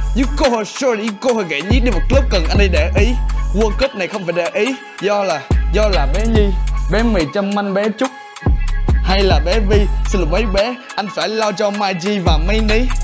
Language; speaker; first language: Vietnamese; native; Vietnamese